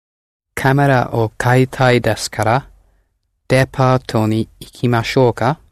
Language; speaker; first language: Japanese; non-native, learner; English